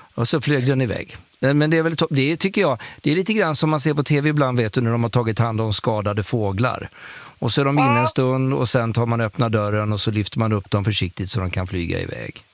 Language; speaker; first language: Swedish; native; Swedish